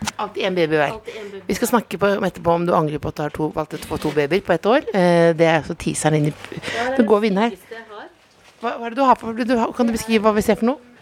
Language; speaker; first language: Norwegian; native; Norwegian